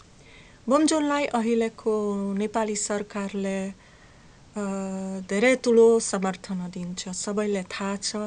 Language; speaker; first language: Nepali; non-native, learner; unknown